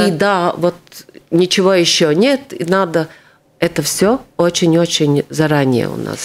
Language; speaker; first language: Russian; non-native, local second language; Latvian